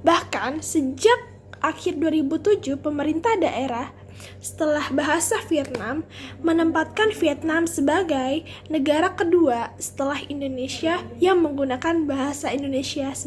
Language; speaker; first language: Indonesian; native; Indonesian